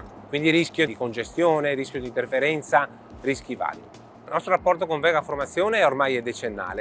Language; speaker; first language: Italian; native; Italian